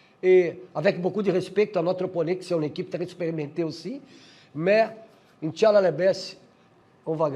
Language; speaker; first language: French; non-native, fluent; Portuguese